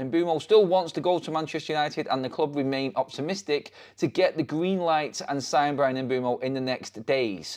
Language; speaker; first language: English; native; English